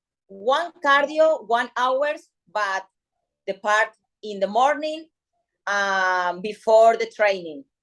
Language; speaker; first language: English; non-native, learner; Spanish